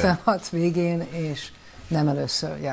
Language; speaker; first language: Hungarian; early bilingual, heritage; Hungarian